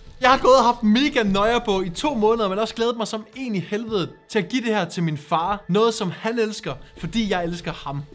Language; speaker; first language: Danish; native; Danish